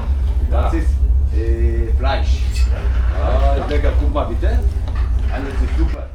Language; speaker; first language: German; non-native, learner; Turkish